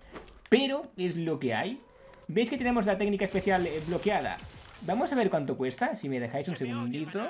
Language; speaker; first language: Spanish; native; Spanish